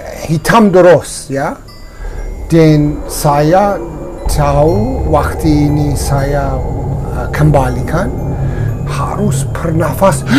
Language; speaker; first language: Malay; non-native, learner; Persian